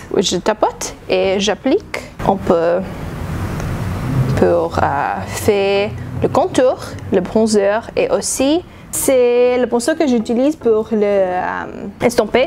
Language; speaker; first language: French; non-native, learner; English